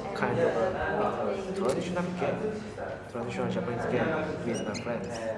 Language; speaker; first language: English; non-native, learner; Japanese